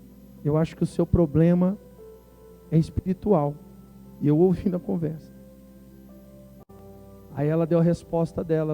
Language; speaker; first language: Portuguese; native; Portuguese